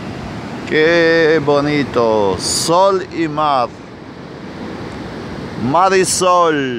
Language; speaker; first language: Spanish; non-native, fluent; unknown